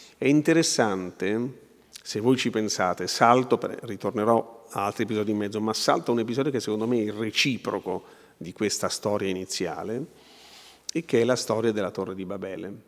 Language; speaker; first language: Italian; native; Italian